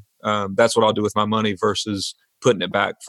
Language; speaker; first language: English; native; English